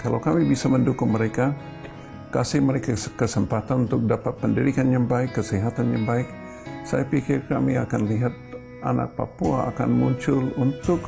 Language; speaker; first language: Indonesian; non-native, fluent; English